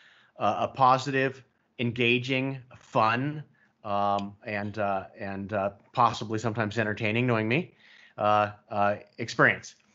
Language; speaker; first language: English; native; English